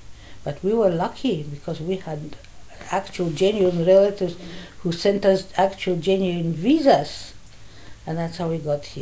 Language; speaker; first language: English; non-native, fluent; Polish